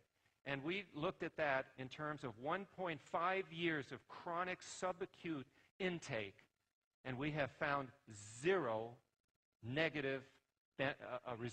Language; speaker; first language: English; native; English